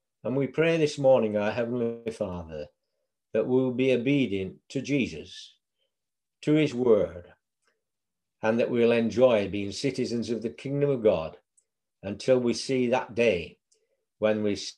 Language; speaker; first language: English; native; English